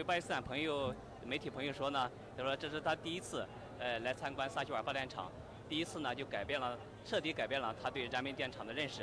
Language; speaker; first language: Chinese; native; Chinese